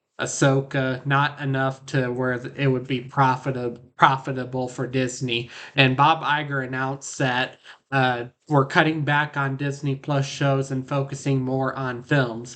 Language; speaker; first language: English; native; English